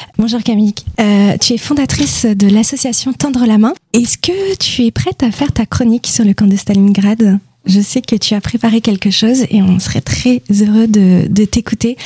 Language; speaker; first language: French; native; French